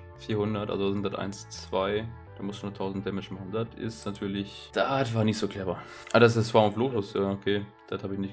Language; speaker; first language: German; native; German